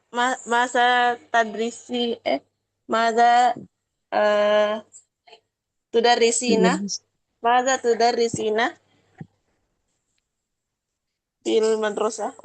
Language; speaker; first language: Arabic; non-native, learner; Indonesian